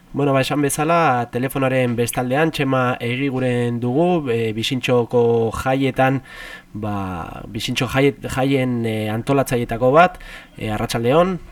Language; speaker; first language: Basque; native; Basque